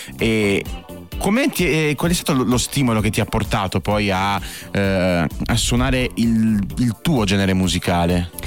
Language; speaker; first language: Italian; native; Italian